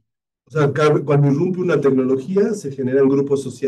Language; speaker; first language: Spanish; native; Spanish